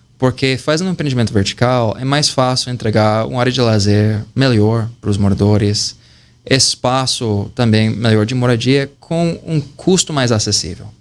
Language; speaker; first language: Portuguese; non-native, fluent; English